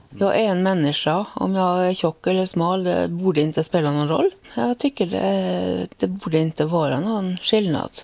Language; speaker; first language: Swedish; native; Swedish